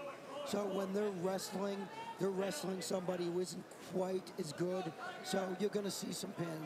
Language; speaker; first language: English; native; English